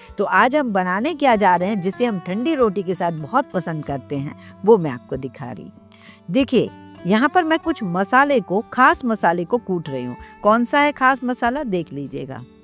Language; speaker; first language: Hindi; non-native, local second language; Sindhi